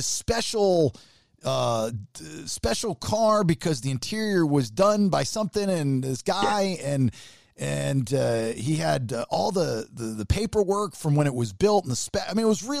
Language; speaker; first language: English; native; English